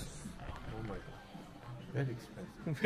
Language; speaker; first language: English; non-native, local second language; Hindi